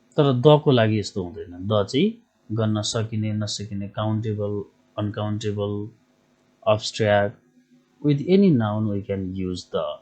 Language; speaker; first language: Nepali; native; Nepali